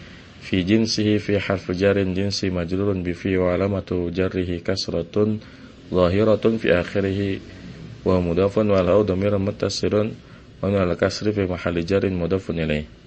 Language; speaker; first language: Arabic; non-native, fluent; Indonesian